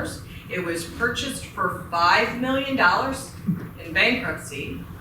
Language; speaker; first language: English; native; English